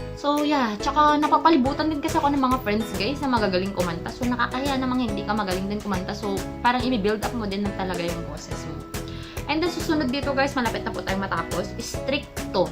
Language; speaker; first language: Filipino; non-native, local second language; Iloko